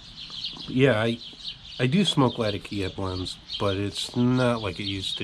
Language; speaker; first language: English; native; English